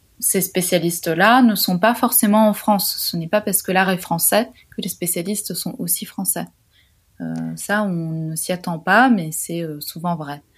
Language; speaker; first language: French; non-native, fluent; Italian